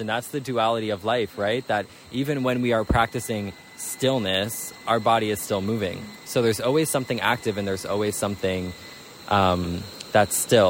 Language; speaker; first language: English; native; English